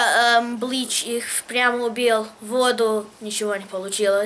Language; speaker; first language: Russian; early bilingual, heritage; English